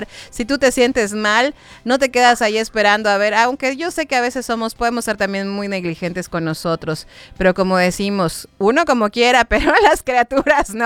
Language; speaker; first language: Spanish; native; Spanish